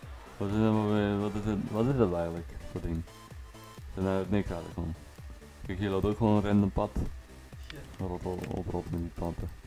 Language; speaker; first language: Dutch; native; Dutch